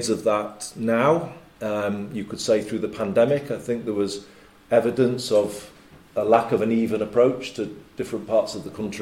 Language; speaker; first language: English; native; English